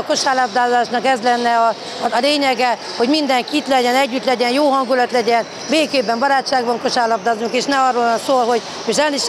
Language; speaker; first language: Hungarian; native; Hungarian